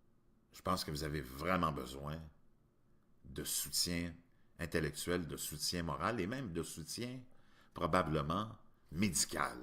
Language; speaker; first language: French; native; French